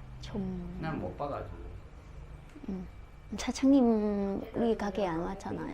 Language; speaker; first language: Korean; non-native, learner; Vietnamese